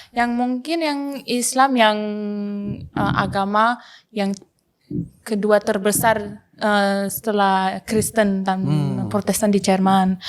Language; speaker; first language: Indonesian; non-native, fluent; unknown